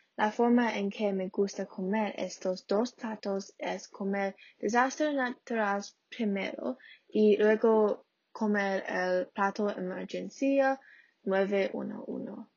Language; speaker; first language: Spanish; non-native, learner; English